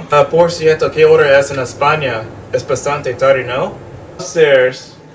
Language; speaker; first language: Spanish; non-native, fluent; English